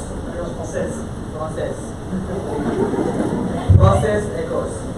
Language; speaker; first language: French; non-native, learner; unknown